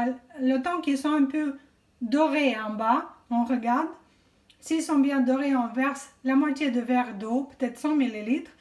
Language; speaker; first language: French; non-native, fluent; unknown